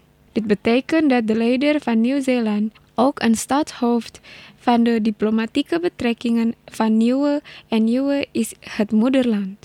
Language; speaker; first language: Dutch; non-native, learner; Indonesian